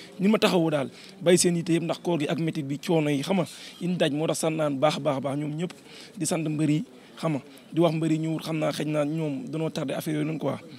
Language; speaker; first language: Wolof; native; Wolof